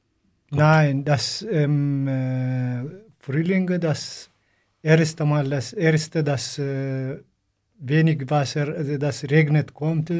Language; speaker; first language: German; non-native, learner; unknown